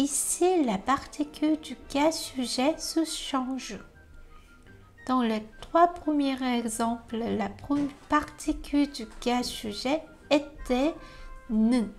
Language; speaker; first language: French; non-native, fluent; Korean